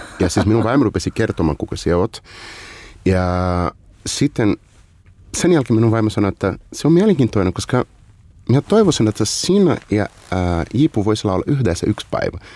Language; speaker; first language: Finnish; non-native, learner; Portuguese